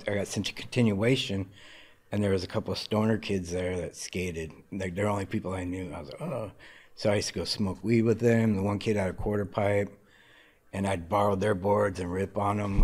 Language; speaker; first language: English; native; English